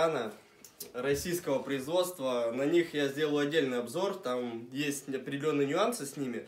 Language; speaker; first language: Russian; native; Russian